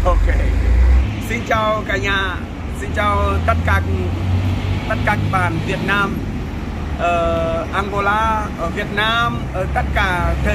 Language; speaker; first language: Vietnamese; non-native, learner; Portuguese